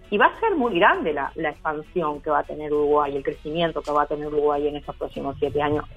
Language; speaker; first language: Spanish; native; Spanish